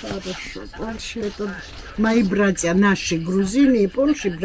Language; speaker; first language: Russian; non-native, fluent; Georgian